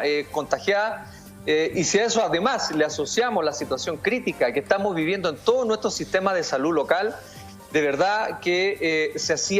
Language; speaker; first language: Spanish; native; Spanish